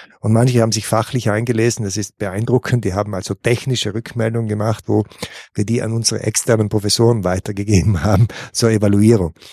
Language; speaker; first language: German; native; German